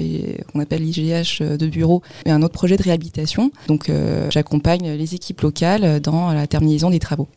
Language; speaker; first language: French; native; French